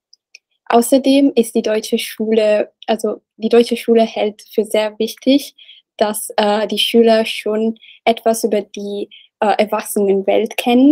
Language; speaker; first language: German; non-native, learner; Italian